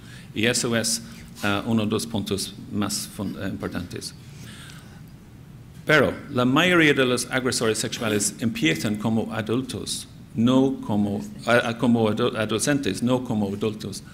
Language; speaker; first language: Spanish; non-native, fluent; English